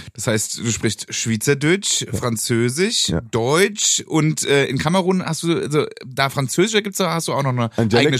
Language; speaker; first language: German; native; German